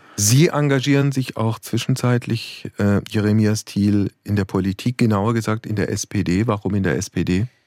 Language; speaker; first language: German; native; German